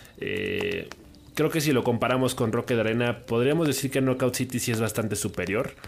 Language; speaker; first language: Spanish; native; Spanish